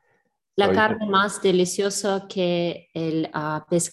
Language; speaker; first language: Spanish; non-native, learner; English